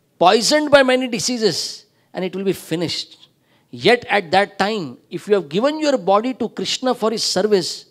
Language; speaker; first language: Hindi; non-native, local second language; Marathi